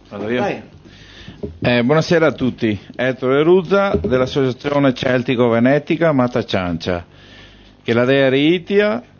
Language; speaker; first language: Italian; native; Italian